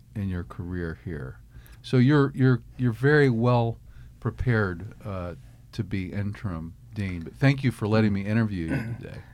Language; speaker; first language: English; native; English